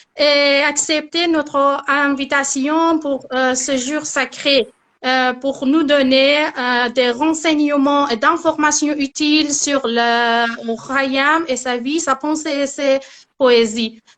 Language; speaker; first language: French; non-native, learner; Persian